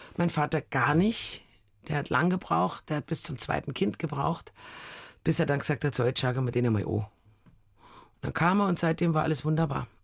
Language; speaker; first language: German; native; German